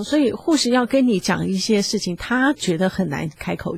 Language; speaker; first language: Chinese; native; Chinese